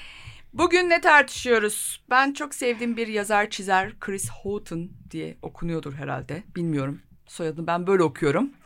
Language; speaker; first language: Turkish; native; Turkish